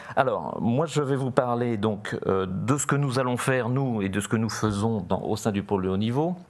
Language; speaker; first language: French; native; French